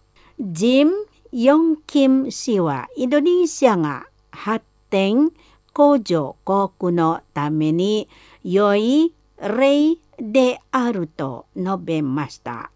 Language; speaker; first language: Japanese; non-native, fluent; Indonesian